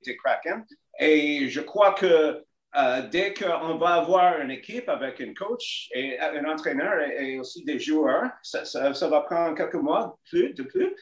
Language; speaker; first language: French; non-native, local second language; English